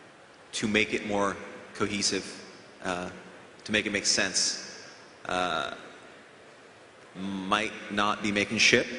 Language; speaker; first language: English; native; English